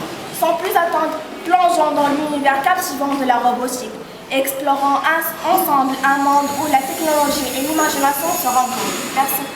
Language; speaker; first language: French; non-native, local second language; Arabic